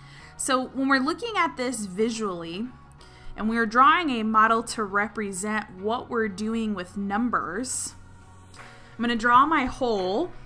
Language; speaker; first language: English; native; English